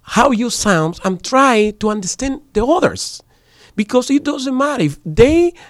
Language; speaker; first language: English; non-native, learner; Spanish